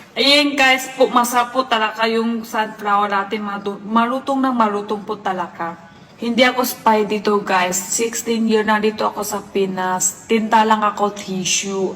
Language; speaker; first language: Filipino; non-native, learner; Chinese